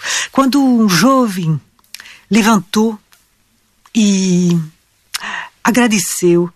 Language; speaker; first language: Portuguese; non-native, fluent; French